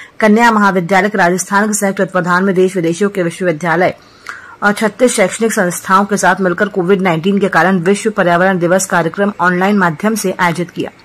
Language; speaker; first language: Hindi; native; Hindi